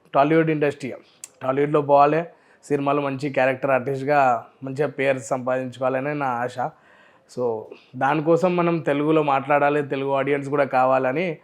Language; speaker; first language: Telugu; non-native, local second language; Urdu